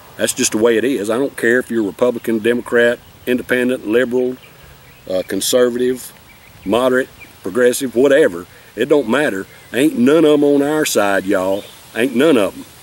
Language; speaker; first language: English; native; English